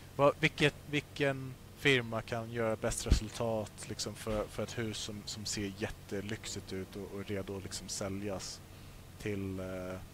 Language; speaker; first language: Swedish; native; Swedish